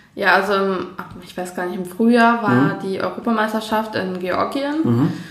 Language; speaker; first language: German; native; German